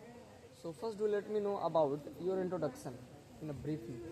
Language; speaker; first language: English; non-native, local second language; Hindi